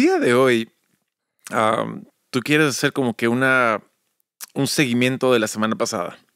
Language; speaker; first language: Spanish; early bilingual, other home language; English